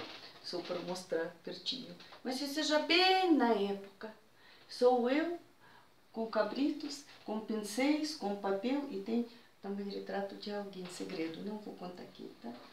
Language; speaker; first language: Portuguese; non-native, fluent; Russian